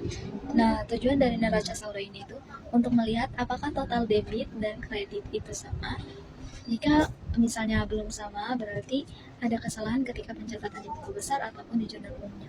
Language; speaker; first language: Indonesian; native; Indonesian